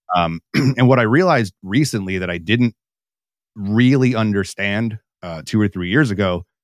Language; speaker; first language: English; native; English